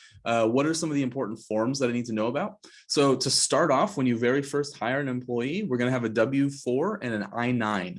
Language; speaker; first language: English; native; English